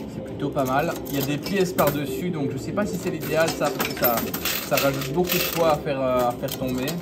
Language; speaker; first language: French; native; French